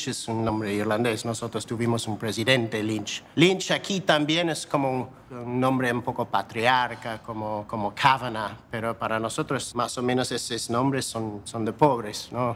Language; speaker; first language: Spanish; non-native, fluent; English